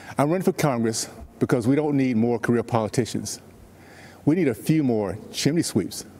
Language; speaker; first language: English; native; English